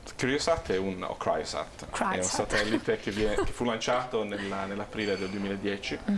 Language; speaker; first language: Italian; native; Italian